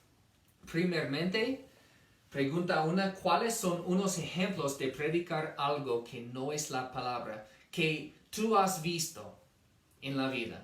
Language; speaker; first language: Spanish; non-native, fluent; English